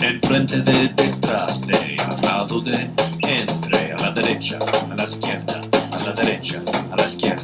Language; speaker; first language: Spanish; non-native, fluent; English